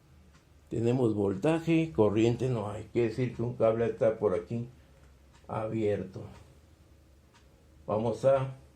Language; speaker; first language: Spanish; native; Spanish